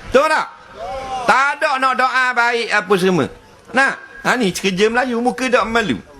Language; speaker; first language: Malay; native; Malay